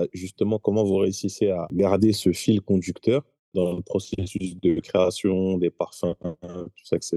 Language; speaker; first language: French; native; French